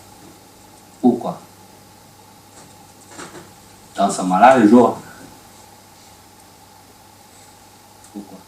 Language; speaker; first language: French; non-native, learner; Chinese